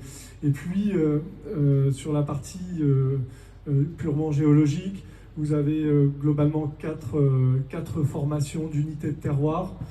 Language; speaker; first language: French; native; French